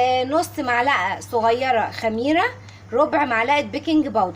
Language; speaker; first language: Arabic; native; Arabic